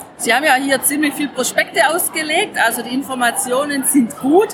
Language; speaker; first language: German; native; German